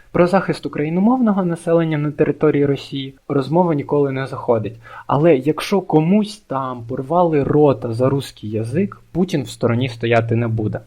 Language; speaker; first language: Ukrainian; non-native, local second language; Russian